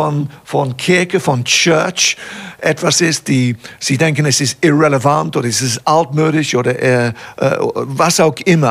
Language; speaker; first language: German; non-native, fluent; English